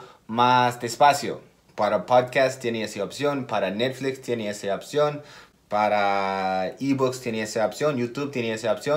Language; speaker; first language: Spanish; non-native, fluent; English